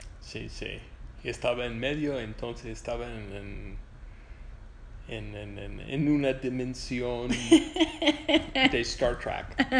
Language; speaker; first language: Spanish; non-native, fluent; English